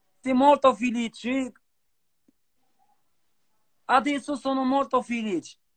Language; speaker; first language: Italian; non-native, learner; Arabic